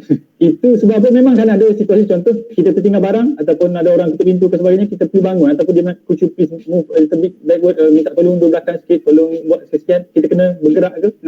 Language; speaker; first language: Malay; native; Malay